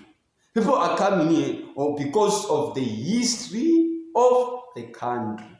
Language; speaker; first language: English; non-native, local second language; Zulu